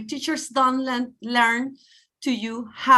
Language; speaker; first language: English; non-native, learner; Spanish